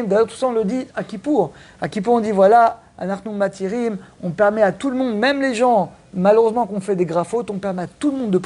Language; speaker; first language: French; native; French